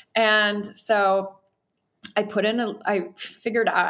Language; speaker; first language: English; native; English